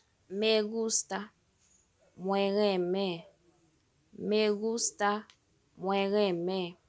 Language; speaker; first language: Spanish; non-native, learner; Haitian Creole